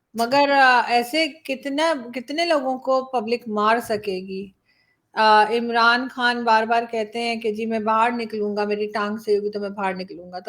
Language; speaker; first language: Urdu; native; Urdu